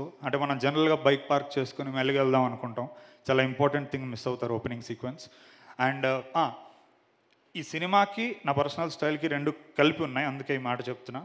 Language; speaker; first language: Telugu; native; Telugu